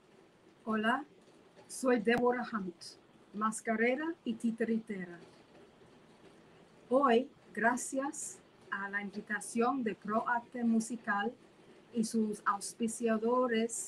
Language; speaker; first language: Spanish; non-native, fluent; English